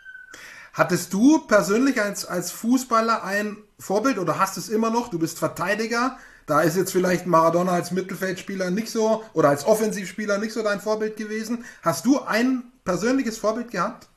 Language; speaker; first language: German; native; German